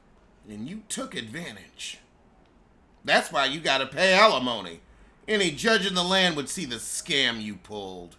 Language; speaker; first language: English; native; English